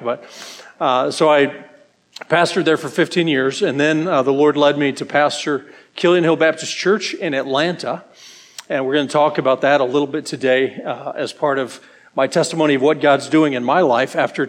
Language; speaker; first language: English; native; English